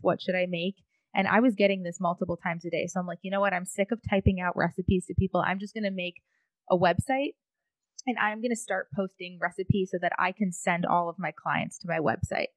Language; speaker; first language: English; native; English